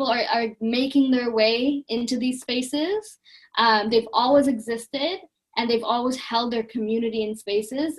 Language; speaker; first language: English; native; English